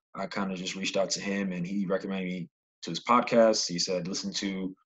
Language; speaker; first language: English; native; English